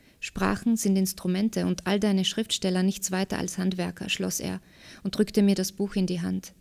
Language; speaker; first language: German; early bilingual, other home language; Slovak